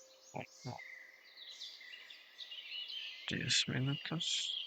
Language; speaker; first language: Spanish; non-native, learner; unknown